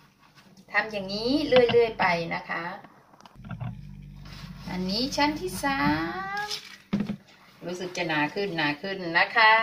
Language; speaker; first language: Thai; native; Thai